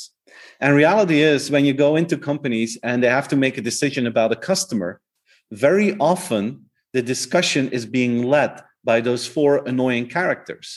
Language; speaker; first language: English; non-native, fluent; Dutch